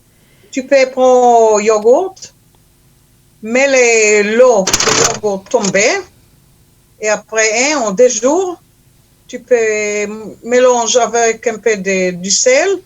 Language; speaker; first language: French; non-native, learner; Hebrew